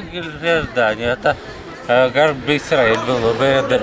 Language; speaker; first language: Hebrew; non-native, learner; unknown